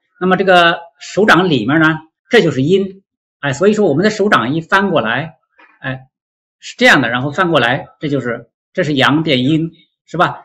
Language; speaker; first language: Chinese; native; Chinese